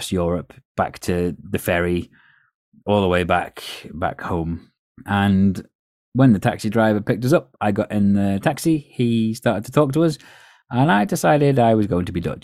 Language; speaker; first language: English; native; English